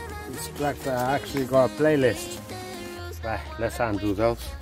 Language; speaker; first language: English; non-native, fluent; Portuguese